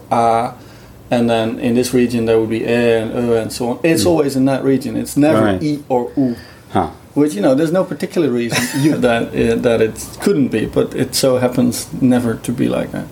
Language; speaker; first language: English; non-native, fluent; Dutch